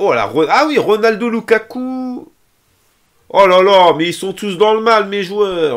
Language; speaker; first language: French; native; French